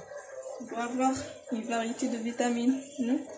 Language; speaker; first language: French; non-native, local second language; Arabic